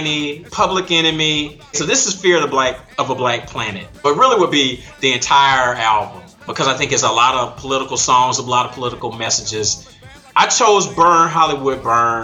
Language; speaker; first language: English; native; English